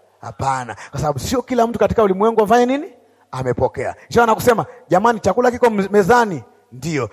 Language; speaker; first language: Swahili; native; Swahili